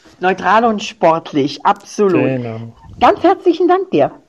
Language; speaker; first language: German; native; German